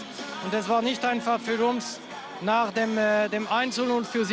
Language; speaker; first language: German; non-native, local second language; French